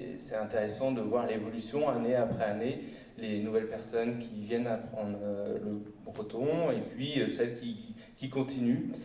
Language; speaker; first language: French; native; French